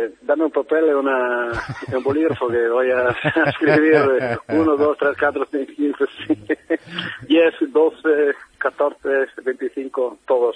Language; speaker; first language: Spanish; non-native, fluent; Italian